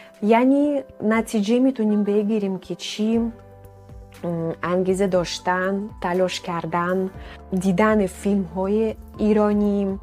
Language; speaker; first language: Persian; non-native, fluent; Russian